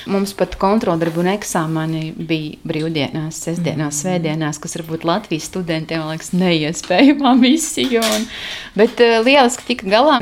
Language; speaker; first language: Latvian; native; Latvian